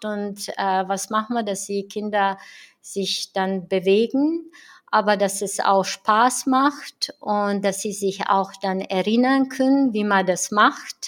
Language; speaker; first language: German; non-native, fluent; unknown